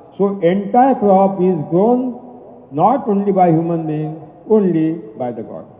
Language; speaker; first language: English; non-native, local second language; Marathi